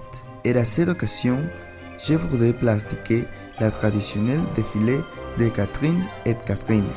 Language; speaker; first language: French; non-native, learner; Spanish